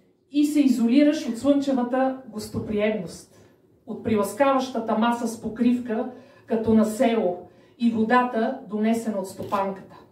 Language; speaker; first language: Bulgarian; native; Bulgarian